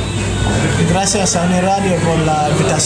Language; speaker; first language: Spanish; non-native, learner; Arabic